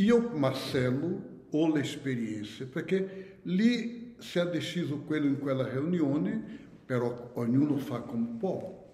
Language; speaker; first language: Italian; non-native, fluent; Portuguese